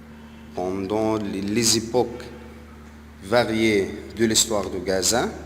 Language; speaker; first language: French; non-native, fluent; Arabic